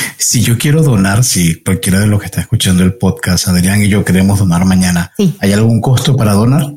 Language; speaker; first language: Spanish; native; Spanish